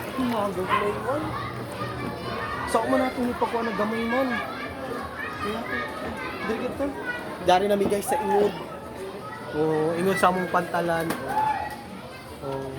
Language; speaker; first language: Filipino; non-native, local second language; Cebuano